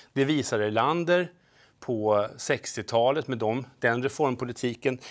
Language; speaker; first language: Swedish; native; Swedish